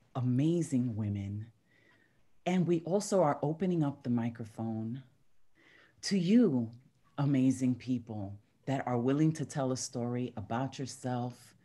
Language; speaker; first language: English; early bilingual, other home language; Spanish